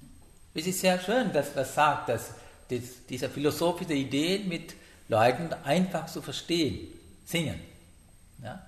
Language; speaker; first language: German; non-native, learner; Sinhala